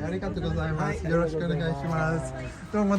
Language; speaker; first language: Japanese; non-native, fluent; Swedish